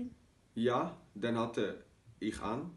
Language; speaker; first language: German; non-native, learner; Dutch